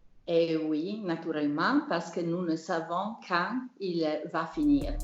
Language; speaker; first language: French; non-native, learner; Italian